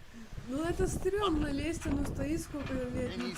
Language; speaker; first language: Russian; native; Russian